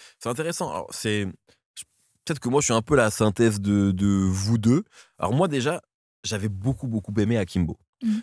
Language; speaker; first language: French; native; French